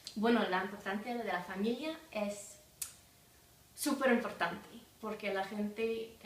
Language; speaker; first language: Spanish; non-native, fluent; English